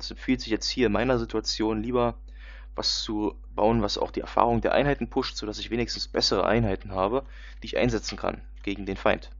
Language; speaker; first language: German; native; German